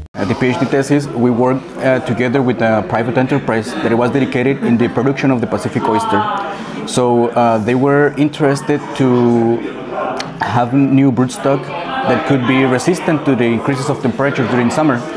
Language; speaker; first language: English; non-native, fluent; Spanish